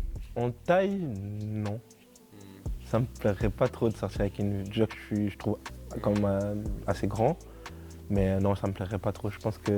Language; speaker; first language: French; native; French